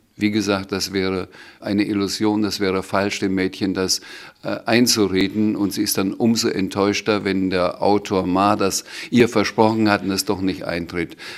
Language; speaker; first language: German; native; German